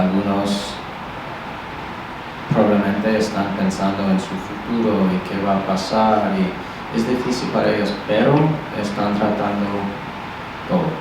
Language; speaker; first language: Spanish; non-native, learner; English